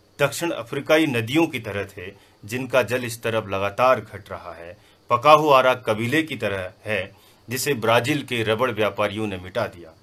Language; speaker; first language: Hindi; non-native, local second language; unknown